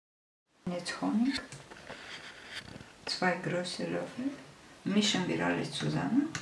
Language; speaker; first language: German; non-native, fluent; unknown